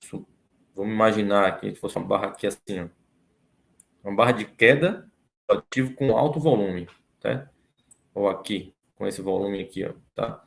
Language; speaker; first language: Portuguese; native; Portuguese